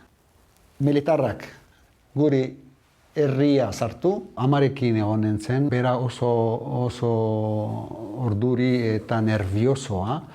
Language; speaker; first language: Basque; non-native, learner; Arabic